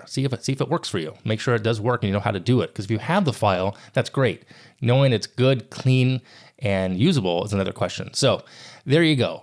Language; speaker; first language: English; native; English